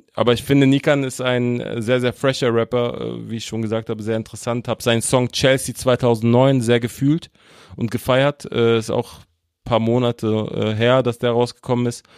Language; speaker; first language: German; native; German